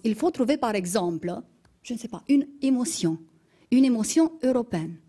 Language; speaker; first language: French; non-native, fluent; Romanian